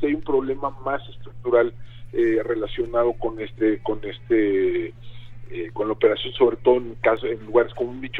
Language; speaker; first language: Spanish; native; Spanish